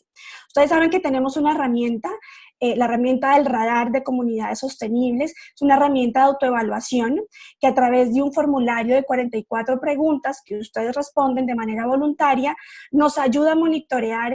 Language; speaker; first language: Spanish; native; Spanish